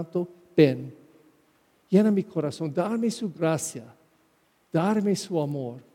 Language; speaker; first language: Spanish; non-native, fluent; English